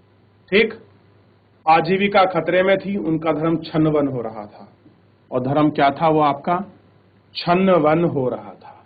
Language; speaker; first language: Hindi; native; Hindi